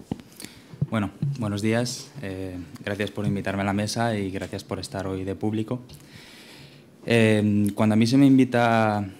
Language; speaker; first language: Spanish; native; Spanish